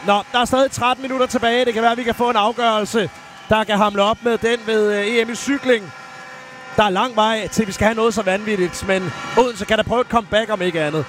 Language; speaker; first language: Danish; native; Danish